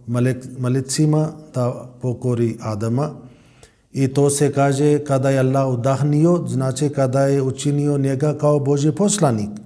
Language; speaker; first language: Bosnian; non-native, learner; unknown